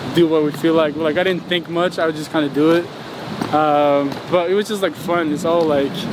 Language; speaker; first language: English; non-native, fluent; Norwegian